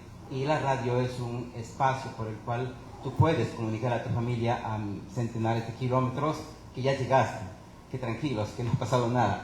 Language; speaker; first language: Spanish; native; Spanish